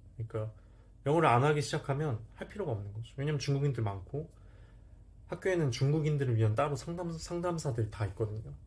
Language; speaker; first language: Korean; native; Korean